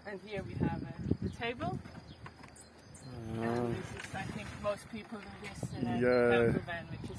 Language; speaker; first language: English; non-native, learner; German